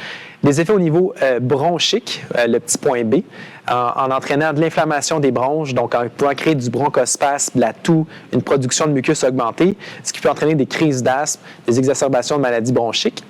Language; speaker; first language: French; native; French